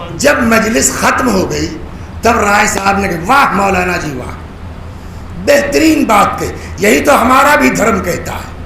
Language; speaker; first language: Urdu; native; Urdu